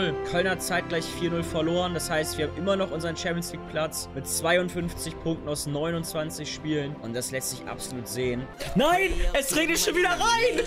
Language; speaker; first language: German; native; German